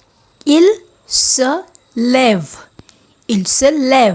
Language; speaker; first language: French; non-native, fluent; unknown